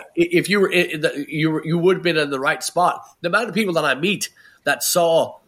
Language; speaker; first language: English; native; English